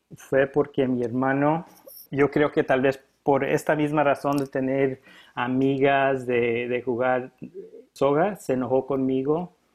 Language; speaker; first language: Spanish; early bilingual, heritage; Spanish